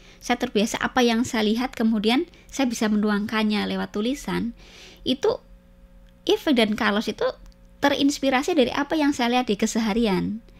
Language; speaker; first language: Indonesian; native; Indonesian